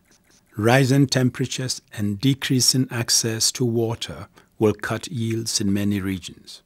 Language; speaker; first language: English; non-native, local second language; Akan